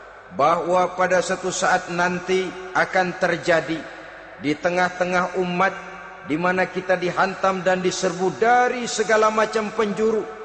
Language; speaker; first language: Indonesian; native; Indonesian